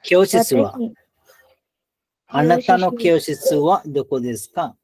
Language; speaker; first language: Japanese; non-native, fluent; Sinhala